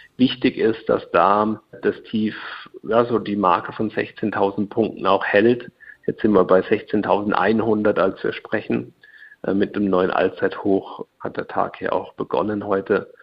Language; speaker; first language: German; native; German